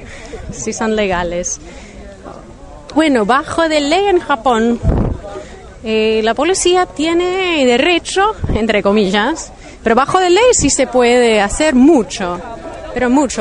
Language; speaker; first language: Spanish; non-native, learner; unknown